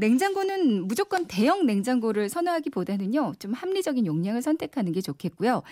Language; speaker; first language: Korean; native; Korean